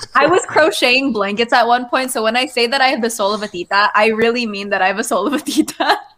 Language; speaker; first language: English; native; English